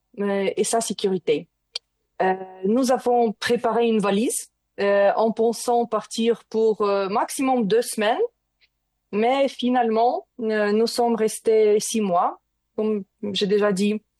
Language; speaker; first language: French; non-native, learner; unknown